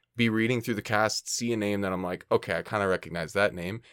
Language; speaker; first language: English; native; English